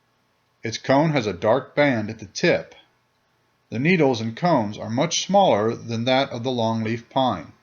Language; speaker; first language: English; native; English